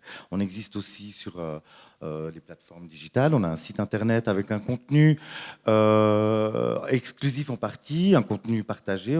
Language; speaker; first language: French; native; French